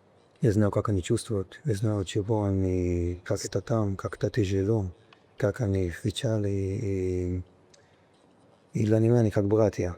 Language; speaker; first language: Russian; early bilingual, heritage; Russian